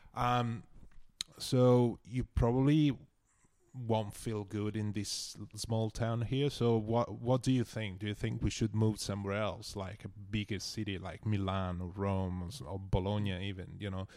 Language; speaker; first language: English; non-native, fluent; Italian